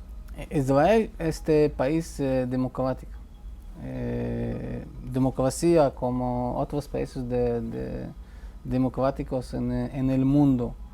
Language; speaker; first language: Spanish; non-native, fluent; Hebrew